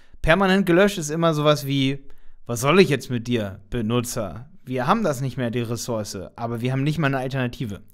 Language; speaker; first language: German; native; German